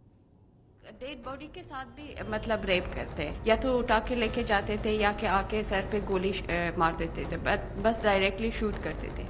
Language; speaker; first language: Hindi; non-native, learner; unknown